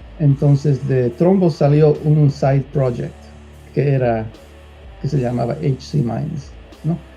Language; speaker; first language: Spanish; native; Spanish